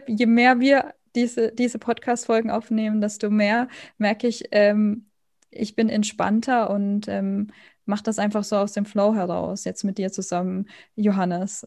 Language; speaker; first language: German; native; German